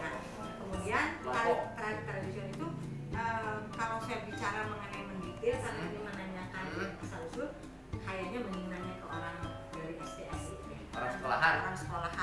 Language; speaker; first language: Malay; non-native, local second language; Sundanese